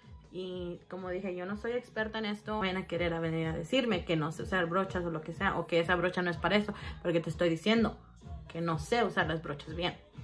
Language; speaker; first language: Spanish; early bilingual, heritage; Spanish